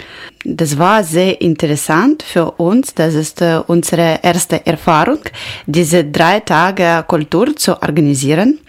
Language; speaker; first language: German; non-native, learner; Ukrainian